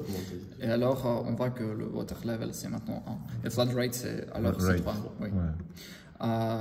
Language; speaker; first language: French; non-native, learner; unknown